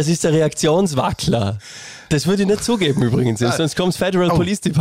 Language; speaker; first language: German; native; German